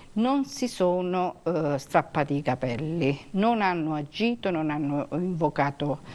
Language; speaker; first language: Italian; native; Italian